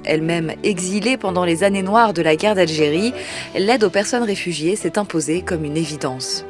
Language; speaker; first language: French; native; French